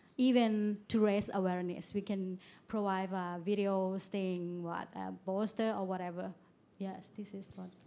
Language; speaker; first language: English; non-native, learner; Thai